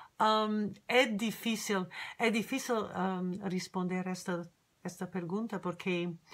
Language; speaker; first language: Spanish; non-native, learner; English